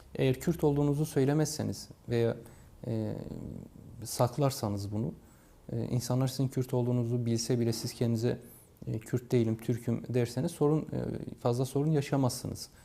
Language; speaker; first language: Turkish; non-native, local second language; Kurdish